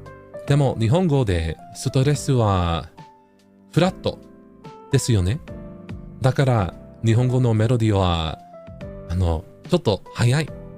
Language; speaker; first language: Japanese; non-native, learner; English